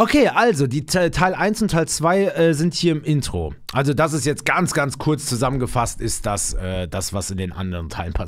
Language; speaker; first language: German; native; German